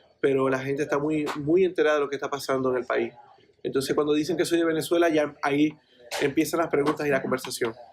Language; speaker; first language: Spanish; native; Spanish